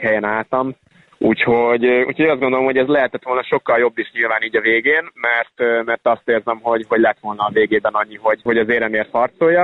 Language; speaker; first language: Hungarian; native; Hungarian